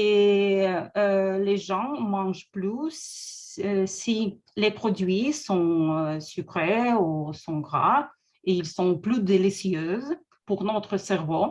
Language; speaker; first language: French; non-native, learner; Russian